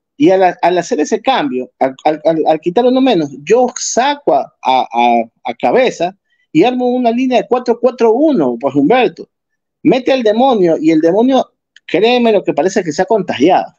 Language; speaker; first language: Spanish; native; Spanish